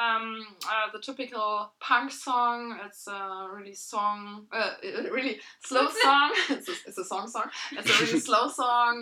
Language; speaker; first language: English; non-native, fluent; German